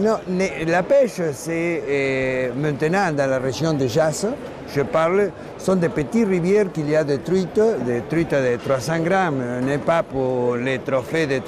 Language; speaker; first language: French; non-native, learner; Spanish